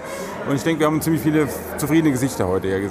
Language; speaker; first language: German; native; German